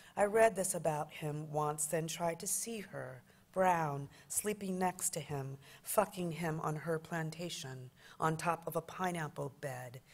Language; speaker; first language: English; native; English